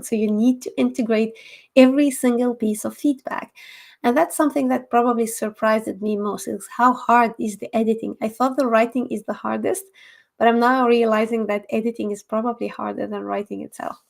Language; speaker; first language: English; non-native, fluent; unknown